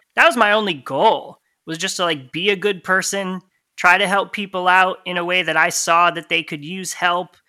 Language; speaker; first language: English; native; English